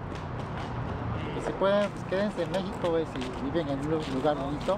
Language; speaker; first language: Spanish; native; Spanish